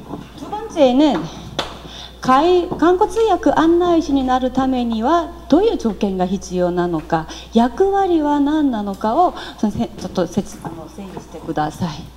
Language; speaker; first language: Japanese; non-native, fluent; Korean